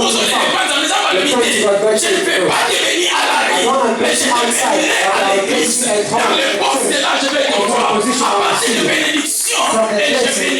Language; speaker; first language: French; non-native, local second language; Lingala